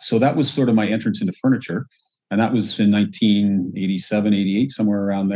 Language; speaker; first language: English; native; English